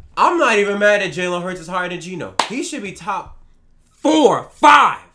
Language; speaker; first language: English; native; English